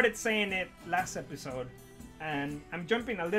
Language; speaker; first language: English; non-native, fluent; Spanish